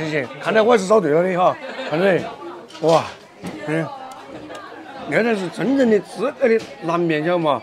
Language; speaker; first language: Chinese; native; Chinese